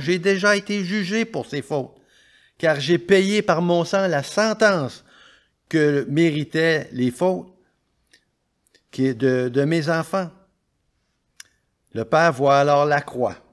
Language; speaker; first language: French; native; French